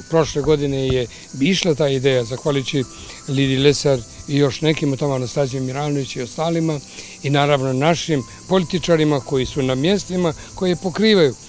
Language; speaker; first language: Bosnian; native; Bosnian